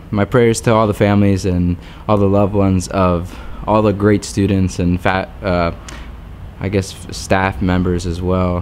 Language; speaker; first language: English; native; English